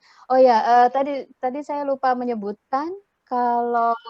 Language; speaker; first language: Indonesian; native; Indonesian